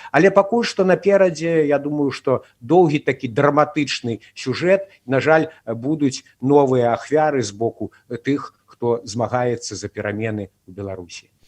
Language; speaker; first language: Belarusian; native; Belarusian